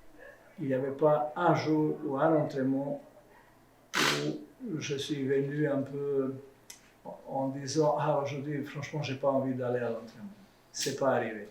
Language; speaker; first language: French; non-native, fluent; Serbian